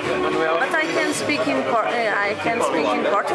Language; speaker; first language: English; non-native, learner; Portuguese